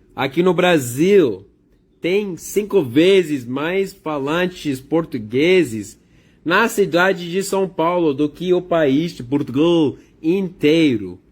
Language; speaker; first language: Portuguese; non-native, learner; English